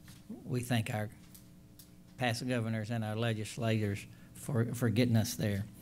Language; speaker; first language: English; native; English